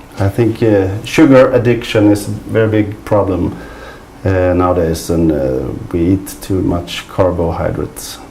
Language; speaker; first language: English; non-native, fluent; Swedish